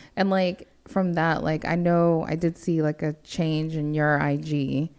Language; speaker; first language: English; early bilingual, other home language; Spanish